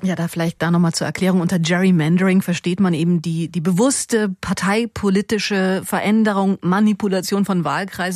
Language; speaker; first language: German; native; German